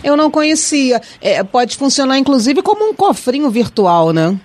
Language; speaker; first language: Portuguese; native; Portuguese